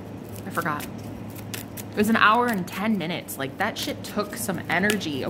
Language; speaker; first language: English; native; English